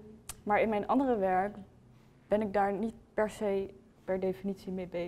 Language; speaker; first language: Dutch; early bilingual, other home language; Chinese